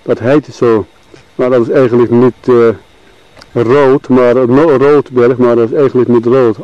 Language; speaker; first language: Dutch; non-native, learner; Turkish